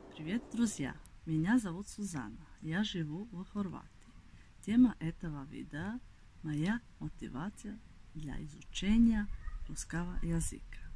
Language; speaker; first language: Russian; non-native, fluent; Croatian